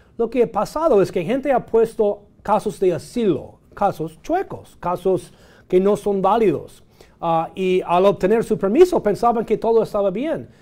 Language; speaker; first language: Spanish; non-native, fluent; English